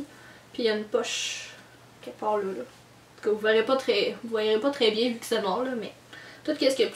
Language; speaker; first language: French; native; French